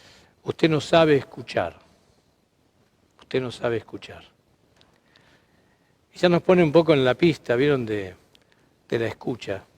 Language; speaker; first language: Spanish; native; Spanish